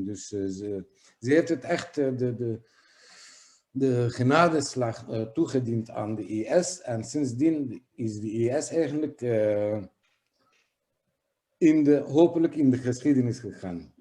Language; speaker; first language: Dutch; non-native, fluent; Kurdish